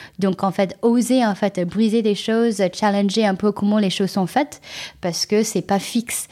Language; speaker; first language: French; non-native, fluent; Chinese